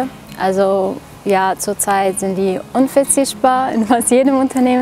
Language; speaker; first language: German; non-native, fluent; Arabic